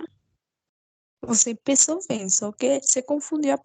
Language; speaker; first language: Portuguese; non-native, fluent; Spanish